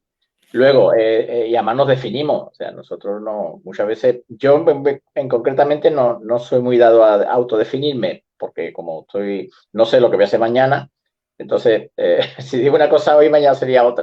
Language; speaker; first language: Spanish; native; Spanish